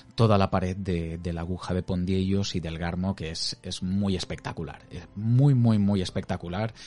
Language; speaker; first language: Spanish; native; Spanish